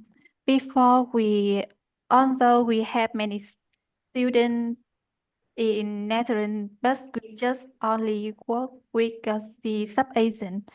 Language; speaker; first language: English; non-native, learner; Vietnamese